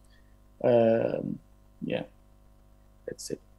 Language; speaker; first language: English; non-native, fluent; Turkish